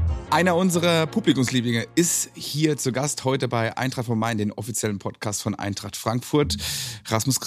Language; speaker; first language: German; native; German